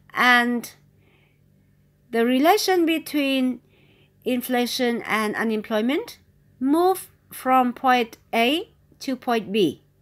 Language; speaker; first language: English; non-native, fluent; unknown